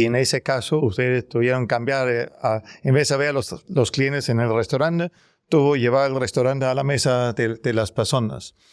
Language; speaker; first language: Spanish; non-native, learner; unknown